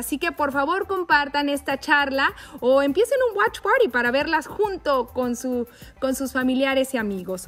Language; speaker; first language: Spanish; native; Spanish